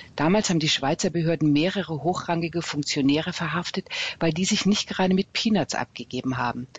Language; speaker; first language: German; native; German